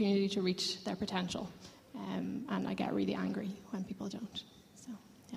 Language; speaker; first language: English; native; English